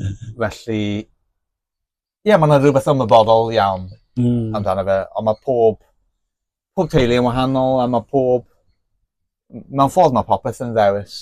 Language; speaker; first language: Welsh; non-native, local second language; English